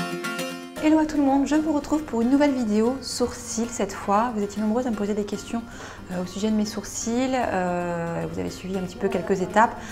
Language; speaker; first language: French; native; French